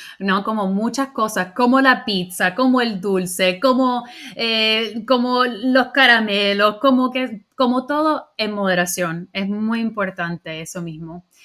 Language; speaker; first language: Spanish; early bilingual, heritage; Spanish